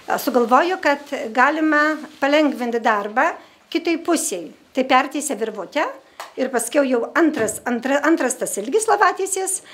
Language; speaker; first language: Lithuanian; native; Lithuanian